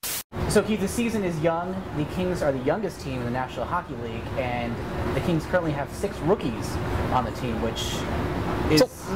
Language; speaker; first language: English; native; English